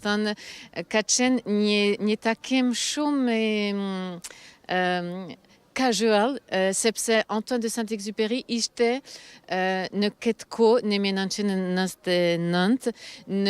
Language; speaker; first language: Albanian; early bilingual, heritage; Albanian